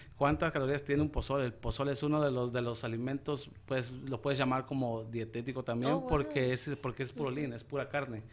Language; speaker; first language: Spanish; native; Spanish